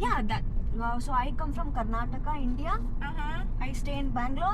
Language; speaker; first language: English; non-native, local second language; Kannada